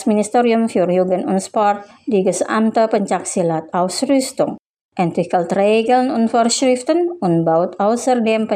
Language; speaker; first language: German; non-native, fluent; Indonesian